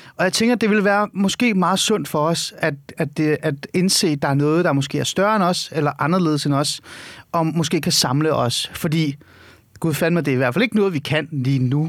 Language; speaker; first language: Danish; early bilingual, other home language; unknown